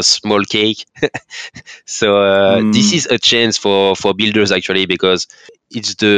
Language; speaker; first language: English; non-native, fluent; French